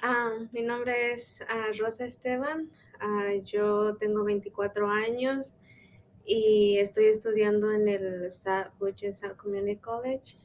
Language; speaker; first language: Spanish; non-native, local second language; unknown